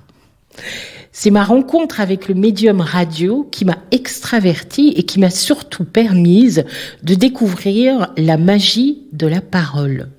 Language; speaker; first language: French; native; French